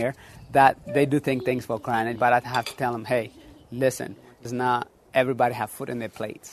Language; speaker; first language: English; early bilingual, other home language; Tigrinya